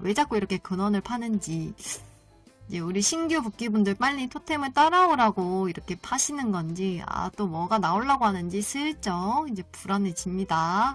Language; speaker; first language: Korean; native; Korean